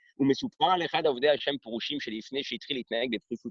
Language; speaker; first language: Hebrew; non-native, fluent; French